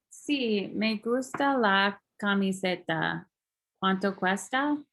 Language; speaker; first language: Spanish; non-native, learner; English